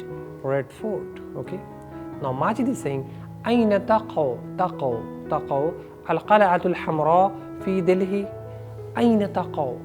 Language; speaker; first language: Arabic; non-native, fluent; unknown